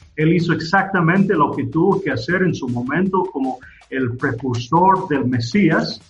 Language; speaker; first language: Spanish; non-native, fluent; English